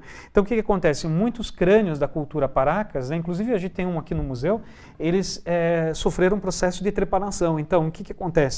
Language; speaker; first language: Portuguese; native; Portuguese